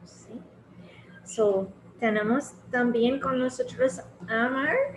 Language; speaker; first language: Spanish; non-native, fluent; English